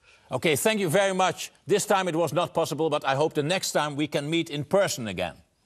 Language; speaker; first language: English; non-native, fluent; Dutch